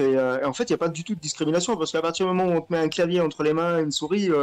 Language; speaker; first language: French; native; French